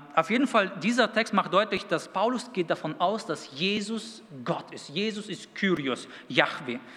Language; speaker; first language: German; early bilingual, other home language; Russian